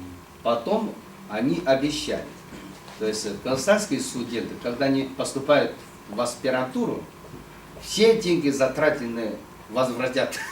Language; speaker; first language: Russian; non-native, fluent; Chinese